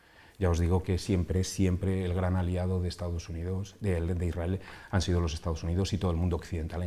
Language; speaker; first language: Spanish; native; Spanish